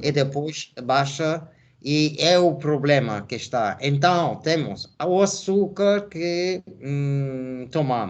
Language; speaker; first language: Portuguese; non-native, fluent; Spanish